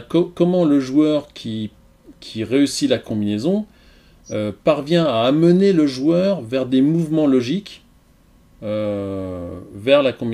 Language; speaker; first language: French; native; French